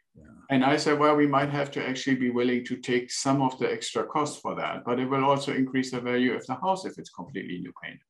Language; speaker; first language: English; non-native, fluent; German